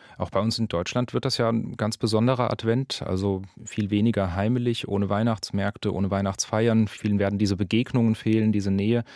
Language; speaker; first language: German; native; German